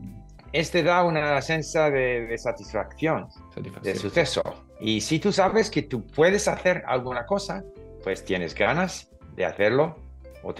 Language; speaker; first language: Spanish; non-native, fluent; English